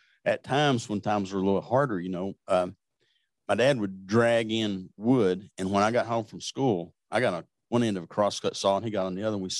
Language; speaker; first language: English; native; English